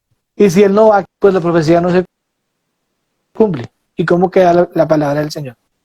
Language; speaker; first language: Spanish; native; Spanish